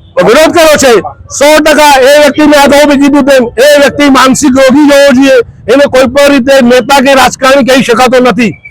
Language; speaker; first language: Gujarati; non-native, local second language; Sindhi